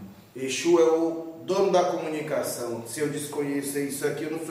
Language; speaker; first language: Portuguese; native; Portuguese